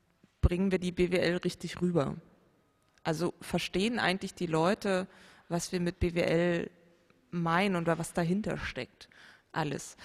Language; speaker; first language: German; native; German